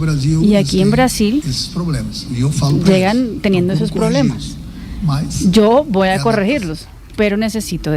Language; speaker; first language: Spanish; non-native, learner; Portuguese